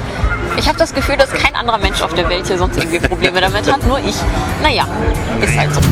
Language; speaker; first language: German; native; German